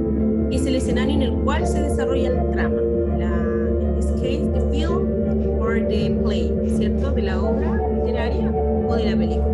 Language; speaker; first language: Spanish; native; Spanish